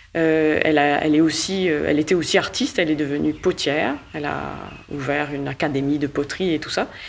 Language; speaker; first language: French; native; French